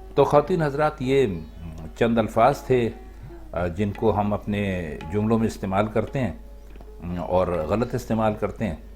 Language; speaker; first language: Urdu; native; Urdu